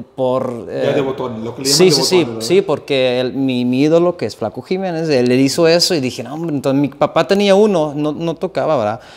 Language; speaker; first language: Spanish; non-native, fluent; Dutch